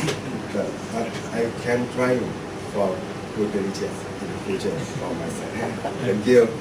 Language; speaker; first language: English; non-native, learner; Thai